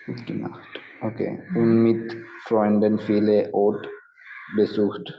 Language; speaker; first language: German; non-native, learner; Malayalam